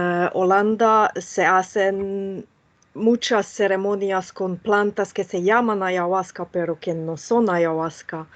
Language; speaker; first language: Spanish; non-native, fluent; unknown